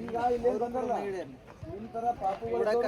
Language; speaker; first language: Kannada; native; Kannada